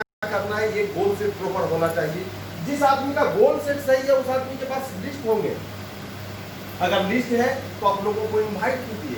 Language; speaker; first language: Hindi; native; Hindi